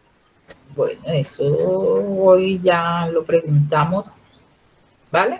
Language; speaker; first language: Spanish; native; Spanish